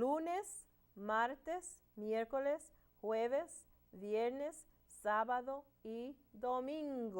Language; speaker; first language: Spanish; non-native, learner; English